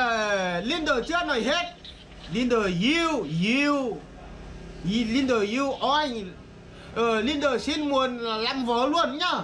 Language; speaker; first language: Vietnamese; non-native, learner; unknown